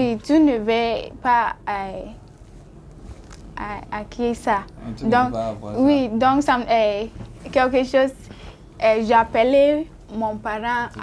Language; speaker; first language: French; non-native, learner; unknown